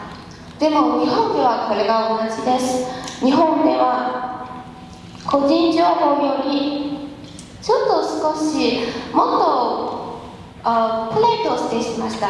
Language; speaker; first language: Japanese; non-native, learner; Chinese